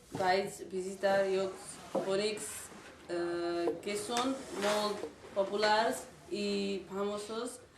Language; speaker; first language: Catalan; non-native, learner; Nepali